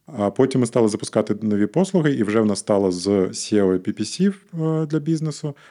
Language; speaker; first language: Ukrainian; non-native, local second language; Russian